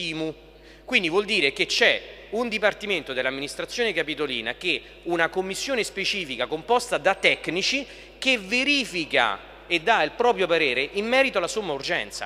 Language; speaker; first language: Italian; native; Italian